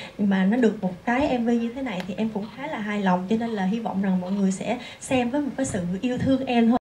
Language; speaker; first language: Vietnamese; native; Vietnamese